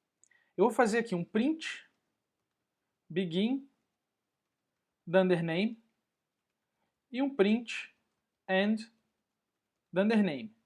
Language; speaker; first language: Portuguese; native; Portuguese